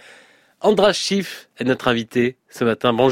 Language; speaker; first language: French; native; French